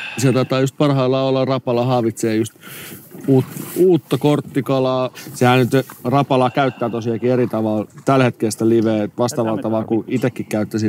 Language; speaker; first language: Finnish; native; Finnish